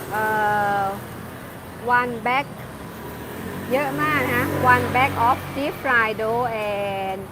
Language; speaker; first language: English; non-native, learner; Thai